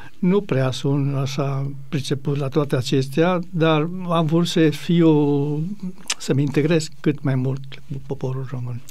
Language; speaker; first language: Romanian; non-native, fluent; Spanish